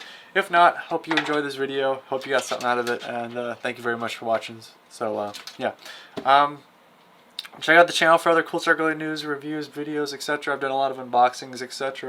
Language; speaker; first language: English; native; English